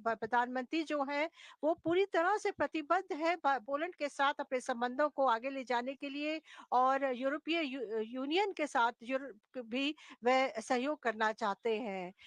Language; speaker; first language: Hindi; native; Hindi